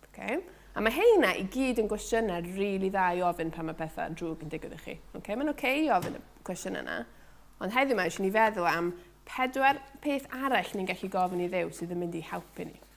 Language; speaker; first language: Welsh; native; Welsh